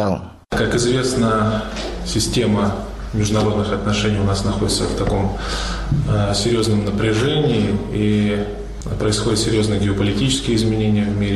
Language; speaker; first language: Russian; native; Russian